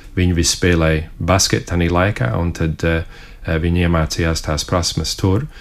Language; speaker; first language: Latvian; early bilingual, heritage; Latvian